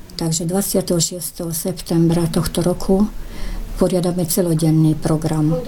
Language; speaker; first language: Slovak; early bilingual, heritage; Slovak